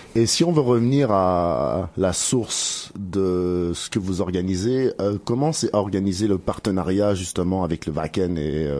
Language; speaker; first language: French; native; French